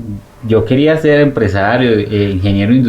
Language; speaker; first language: Spanish; native; Spanish